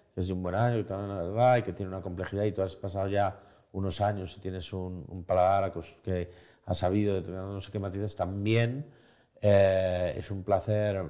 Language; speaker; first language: Spanish; native; Spanish